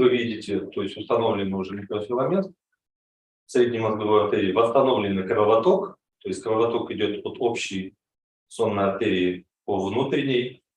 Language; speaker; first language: Russian; native; Russian